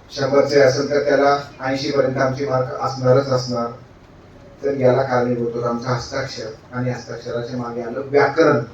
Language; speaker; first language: Marathi; native; Marathi